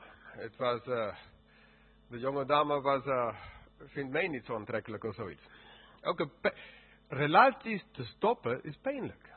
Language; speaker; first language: Dutch; non-native, fluent; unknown